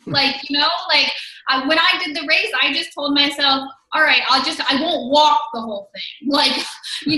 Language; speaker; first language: English; native; English